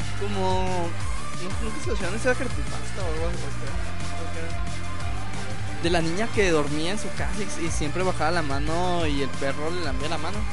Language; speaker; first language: Spanish; native; Spanish